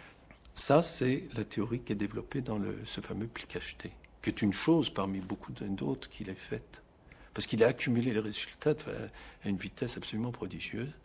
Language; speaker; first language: French; native; French